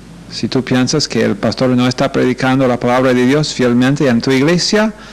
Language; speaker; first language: Spanish; non-native, fluent; English